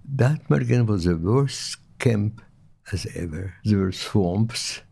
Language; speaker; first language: English; non-native, fluent; Lithuanian